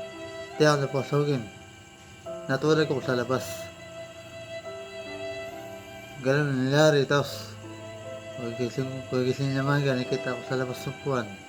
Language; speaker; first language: Filipino; non-native, local second language; Cebuano